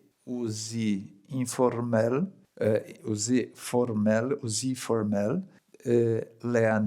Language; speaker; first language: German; non-native, fluent; Portuguese